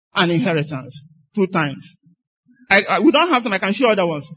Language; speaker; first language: English; non-native, local second language; Igbo